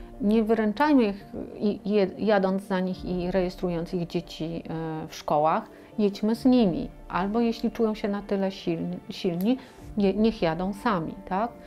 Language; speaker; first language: Polish; native; Polish